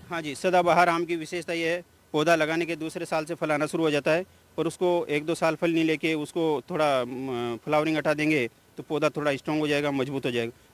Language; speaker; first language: Hindi; native; Hindi